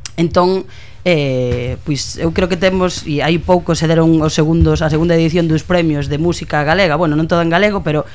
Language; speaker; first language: Galician; non-native, local second language; Spanish